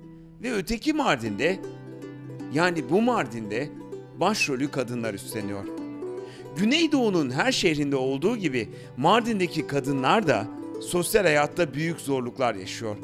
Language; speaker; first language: Turkish; native; Turkish